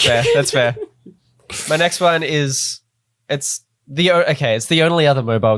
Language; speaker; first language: English; native; English